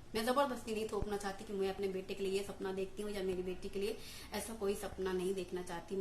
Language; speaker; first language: Hindi; native; Hindi